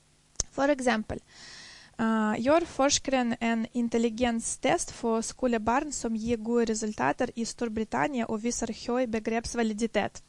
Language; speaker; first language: Norwegian; non-native, fluent; Dutch